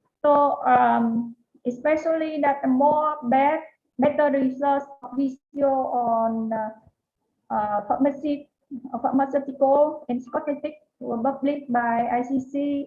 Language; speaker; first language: English; non-native, learner; Vietnamese